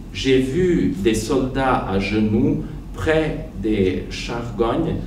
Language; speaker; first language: French; non-native, fluent; Serbian